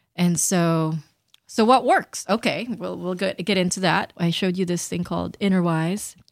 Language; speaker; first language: English; early bilingual, other home language; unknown